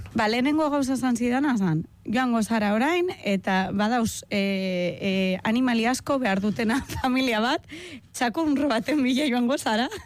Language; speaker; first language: Basque; non-native, local second language; Spanish